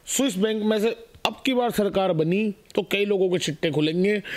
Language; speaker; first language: Hindi; native; Hindi